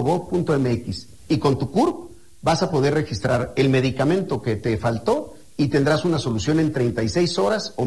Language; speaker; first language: Spanish; native; Spanish